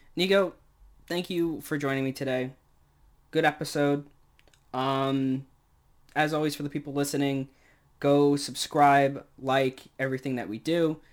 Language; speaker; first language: English; native; English